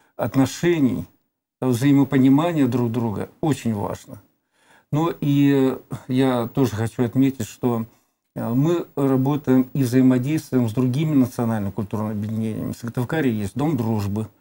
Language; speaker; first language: Russian; native; Russian